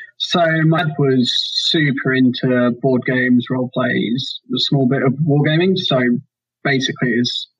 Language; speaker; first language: English; native; English